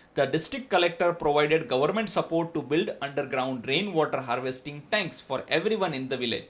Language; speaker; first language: English; non-native, local second language; Gujarati